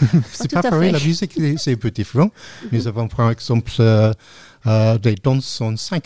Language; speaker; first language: French; non-native, learner; English